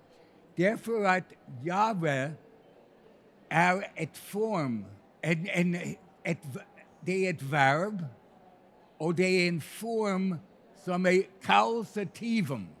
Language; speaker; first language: Swedish; non-native, fluent; English